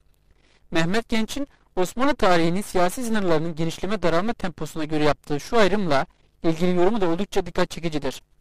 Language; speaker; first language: Turkish; native; Turkish